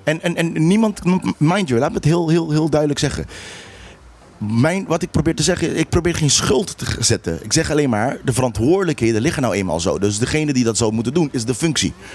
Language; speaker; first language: Dutch; non-native, local second language; Papiamento